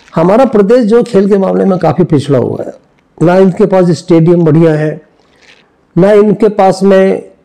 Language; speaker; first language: Hindi; native; Hindi